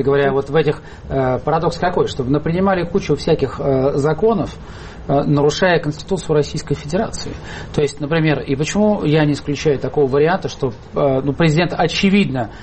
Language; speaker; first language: Russian; native; Russian